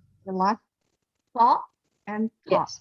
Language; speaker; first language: English; non-native, learner; Indonesian